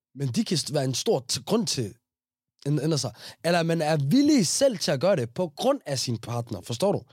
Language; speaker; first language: Danish; early bilingual, other home language; Somali